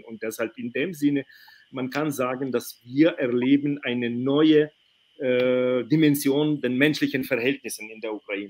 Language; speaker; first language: German; non-native, fluent; Ukrainian